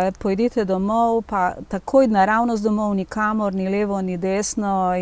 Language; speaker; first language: Slovenian; native; Slovenian